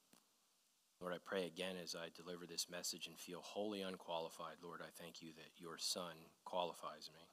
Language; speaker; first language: English; native; English